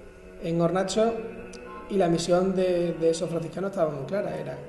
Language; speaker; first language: Spanish; native; Spanish